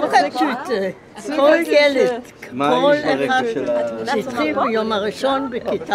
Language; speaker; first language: Hebrew; non-native, fluent; German